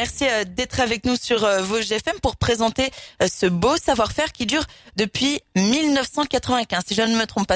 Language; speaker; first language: French; native; French